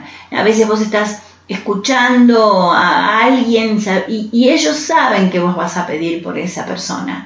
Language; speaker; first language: Spanish; native; Spanish